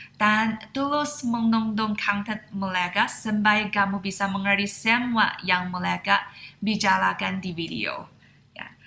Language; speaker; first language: Indonesian; non-native, fluent; Chinese